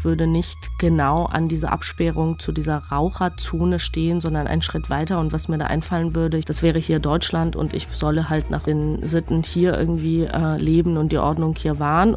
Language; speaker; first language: German; non-native, fluent; Georgian